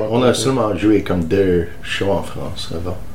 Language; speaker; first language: French; non-native, learner; English